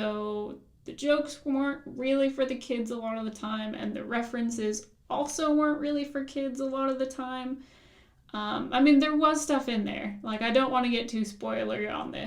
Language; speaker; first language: English; native; English